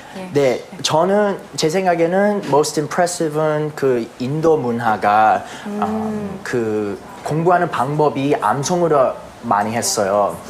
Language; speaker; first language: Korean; early bilingual, heritage; English